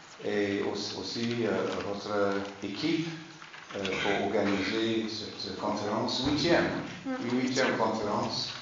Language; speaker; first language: French; non-native, learner; English